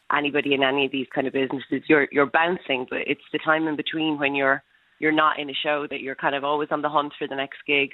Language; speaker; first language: English; native; English